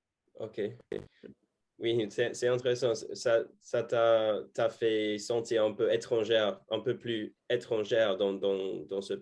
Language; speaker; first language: French; non-native, fluent; English